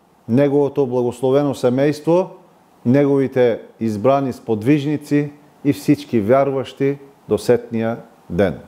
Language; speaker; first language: Bulgarian; non-native, local second language; Turkish